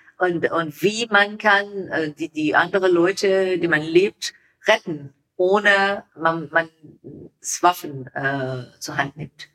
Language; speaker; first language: German; non-native, learner; Persian